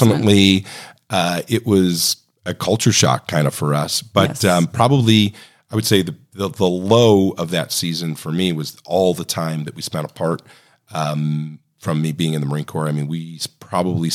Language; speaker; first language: English; native; English